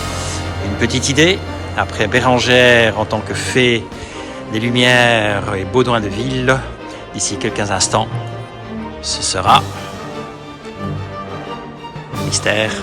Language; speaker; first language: French; native; French